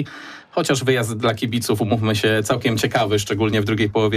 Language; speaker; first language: Polish; native; Polish